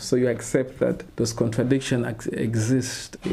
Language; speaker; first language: English; non-native, local second language; Kinyarwanda